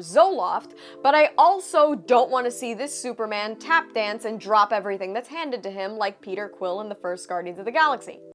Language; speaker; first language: English; native; English